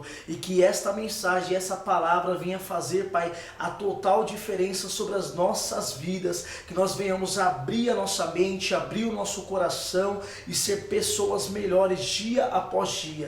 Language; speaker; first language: Portuguese; native; Portuguese